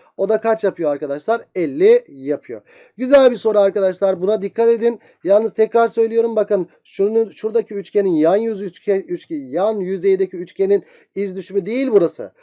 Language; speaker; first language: Turkish; native; Turkish